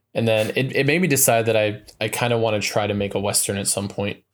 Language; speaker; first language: English; native; English